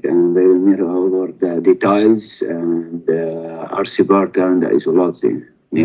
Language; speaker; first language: Dutch; non-native, learner; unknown